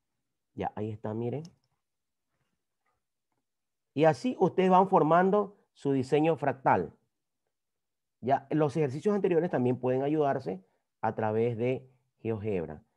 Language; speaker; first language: Spanish; native; Spanish